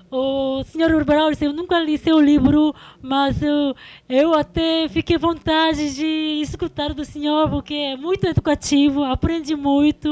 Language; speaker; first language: Portuguese; non-native, fluent; Korean